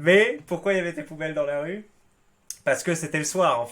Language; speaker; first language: French; native; French